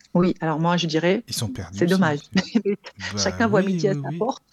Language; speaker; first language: French; native; French